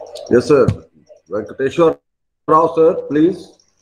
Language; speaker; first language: English; non-native, local second language; Hindi